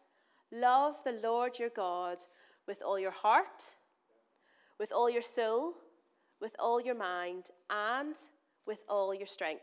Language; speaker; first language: English; native; English